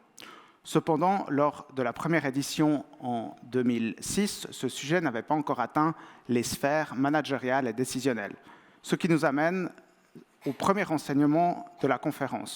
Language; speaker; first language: French; native; French